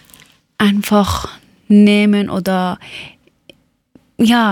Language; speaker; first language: German; non-native, learner; Persian